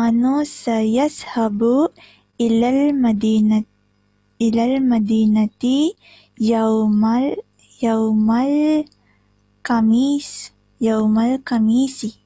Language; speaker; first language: Arabic; non-native, learner; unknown